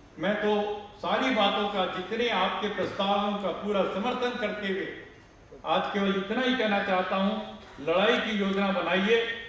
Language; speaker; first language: Hindi; non-native, local second language; Telugu